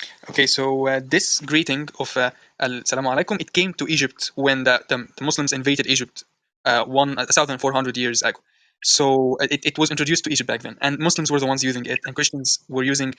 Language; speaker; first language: English; non-native, fluent; Arabic